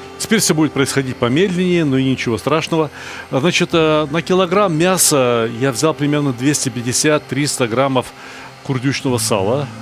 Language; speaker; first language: Russian; native; Russian